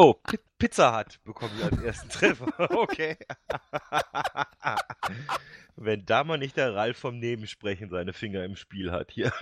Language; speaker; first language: German; native; German